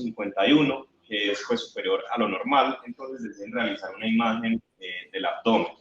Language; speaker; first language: Spanish; native; Spanish